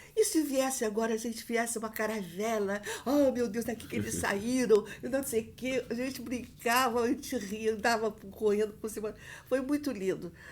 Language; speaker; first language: Portuguese; native; Portuguese